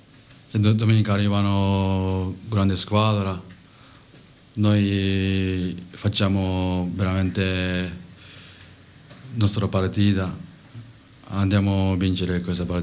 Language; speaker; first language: Italian; non-native, learner; Japanese